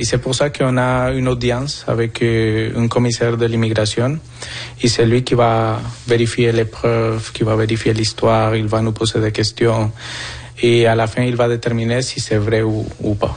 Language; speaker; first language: French; non-native, fluent; Spanish